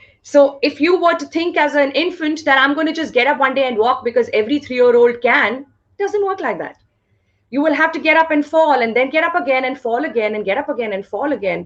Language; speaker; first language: English; non-native, local second language; Hindi